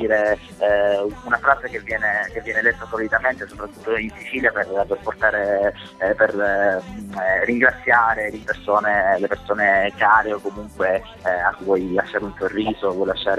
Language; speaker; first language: Italian; native; Italian